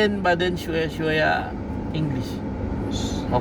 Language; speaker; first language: English; non-native, local second language; Arabic